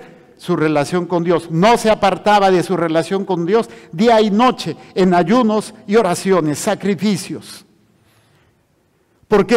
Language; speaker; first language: Spanish; native; Spanish